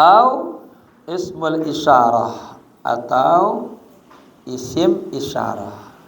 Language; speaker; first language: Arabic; non-native, fluent; Indonesian